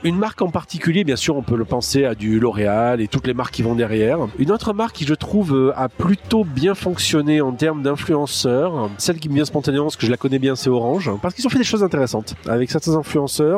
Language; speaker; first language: French; native; French